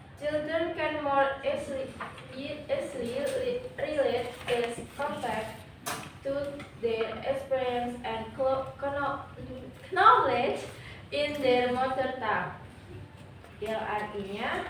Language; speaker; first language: English; non-native, learner; Indonesian